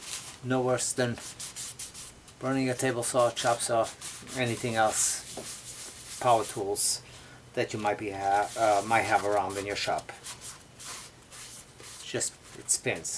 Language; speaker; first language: English; native; English